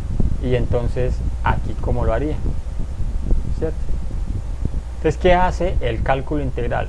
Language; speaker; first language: Spanish; native; Spanish